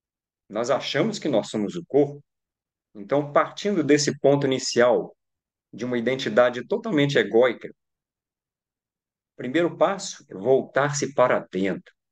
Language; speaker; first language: Portuguese; native; Portuguese